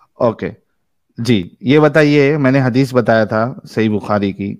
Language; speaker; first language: Hindi; native; Hindi